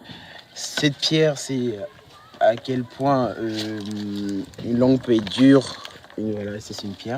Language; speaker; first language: French; early bilingual, other home language; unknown